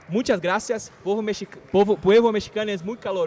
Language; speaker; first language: Spanish; non-native, learner; Portuguese